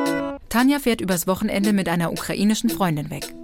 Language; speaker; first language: German; native; German